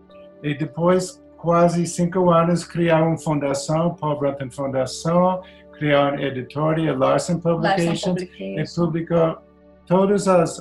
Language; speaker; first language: Portuguese; non-native, learner; English